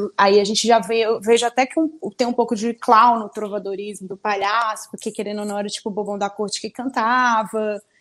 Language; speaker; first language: Portuguese; early bilingual, other home language; Spanish